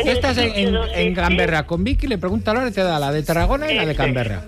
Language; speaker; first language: Spanish; native; Spanish